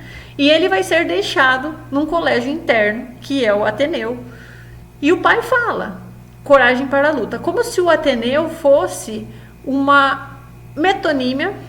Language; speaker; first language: Portuguese; native; Portuguese